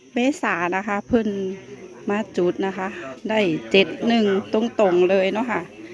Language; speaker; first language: Thai; native; Thai